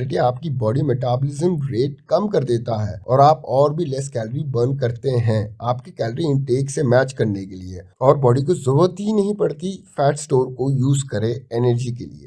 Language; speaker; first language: Hindi; native; Hindi